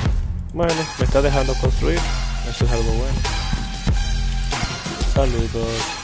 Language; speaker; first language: Spanish; native; Spanish